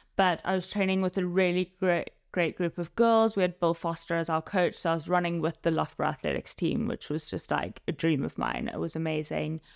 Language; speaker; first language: English; native; English